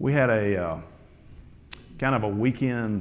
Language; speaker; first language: English; native; English